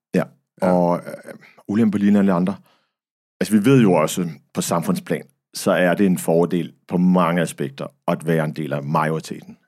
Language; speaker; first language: Danish; early bilingual, other home language; Arabic